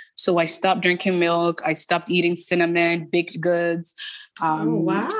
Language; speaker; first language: English; early bilingual, other home language; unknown